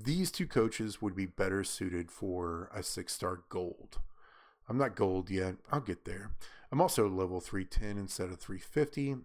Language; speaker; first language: English; native; English